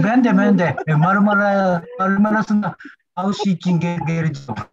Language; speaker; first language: Turkish; non-native, learner; Japanese